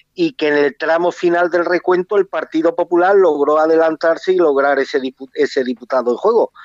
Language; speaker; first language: Spanish; native; Spanish